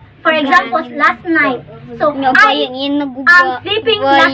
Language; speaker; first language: English; non-native, local second language; Cebuano